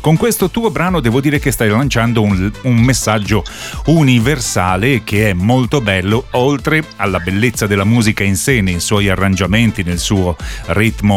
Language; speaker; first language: Italian; native; Italian